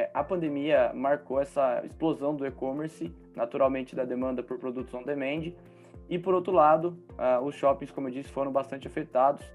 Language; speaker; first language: Portuguese; native; Portuguese